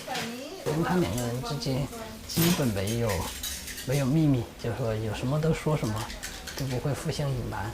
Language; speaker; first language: Chinese; native; Chinese